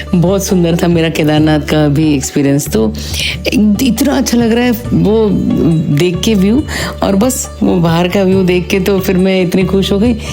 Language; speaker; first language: Hindi; non-native, local second language; Marathi